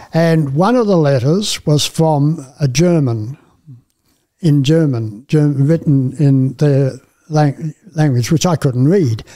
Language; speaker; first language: English; native; English